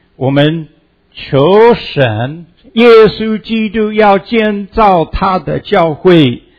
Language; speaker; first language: Chinese; early bilingual, heritage; Chinese